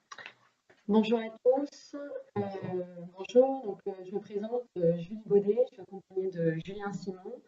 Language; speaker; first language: French; native; French